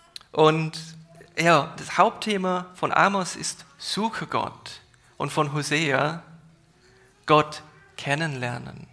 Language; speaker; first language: German; non-native, fluent; English